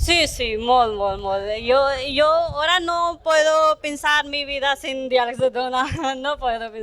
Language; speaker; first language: Spanish; non-native, learner; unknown